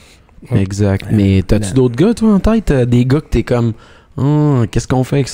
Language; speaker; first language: French; native; French